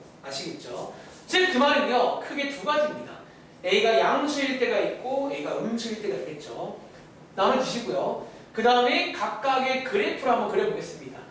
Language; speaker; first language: Korean; native; Korean